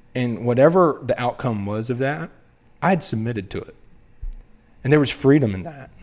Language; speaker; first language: English; native; English